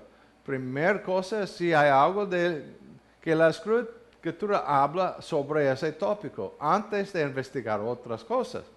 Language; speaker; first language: Spanish; non-native, learner; English